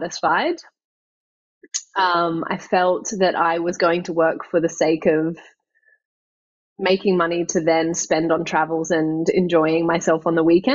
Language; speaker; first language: English; native; English